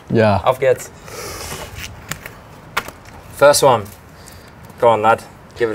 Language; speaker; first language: German; non-native, learner; English